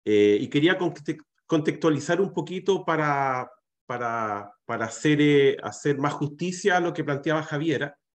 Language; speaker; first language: Spanish; native; Spanish